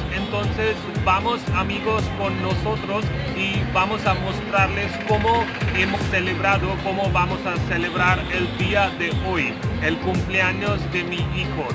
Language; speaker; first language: Spanish; non-native, fluent; Hindi